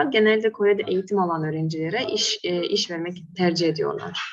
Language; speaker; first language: Turkish; non-native, fluent; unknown